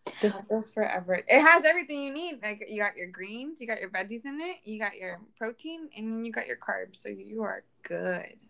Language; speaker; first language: English; early bilingual, other home language; Spanish